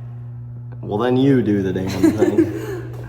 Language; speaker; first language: English; native; English